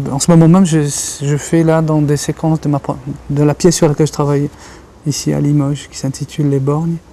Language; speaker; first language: French; non-native, local second language; Kabyle